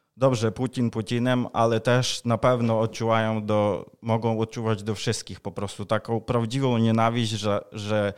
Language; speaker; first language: Polish; non-native, fluent; Ukrainian